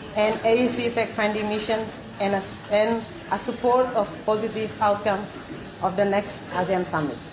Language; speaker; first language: English; non-native, fluent; Tetum